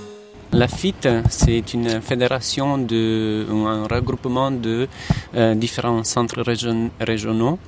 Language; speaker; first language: French; non-native, fluent; Italian